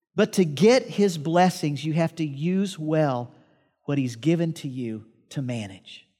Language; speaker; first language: English; native; English